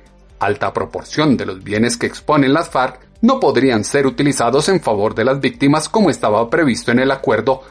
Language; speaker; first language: Spanish; native; Spanish